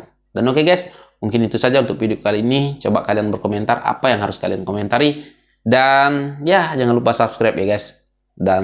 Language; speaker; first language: Indonesian; native; Indonesian